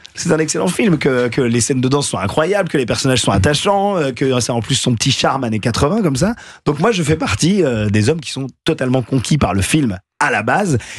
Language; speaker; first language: French; native; French